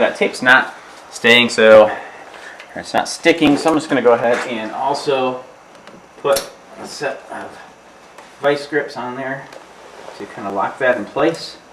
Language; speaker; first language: English; native; English